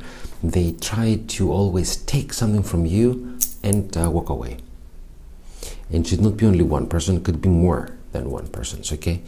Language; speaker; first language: English; non-native, fluent; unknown